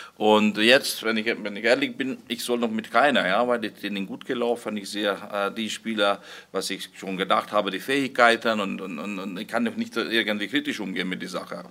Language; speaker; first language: German; non-native, fluent; Hungarian